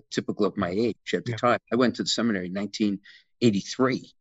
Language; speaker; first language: English; native; English